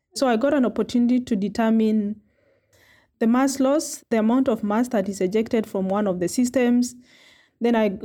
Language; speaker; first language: English; non-native, local second language; Kamba